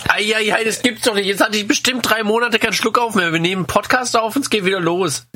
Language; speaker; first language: German; native; German